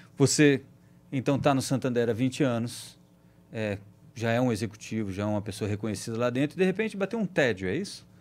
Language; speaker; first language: Portuguese; native; Portuguese